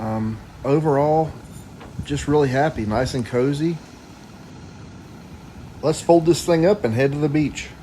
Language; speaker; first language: English; native; English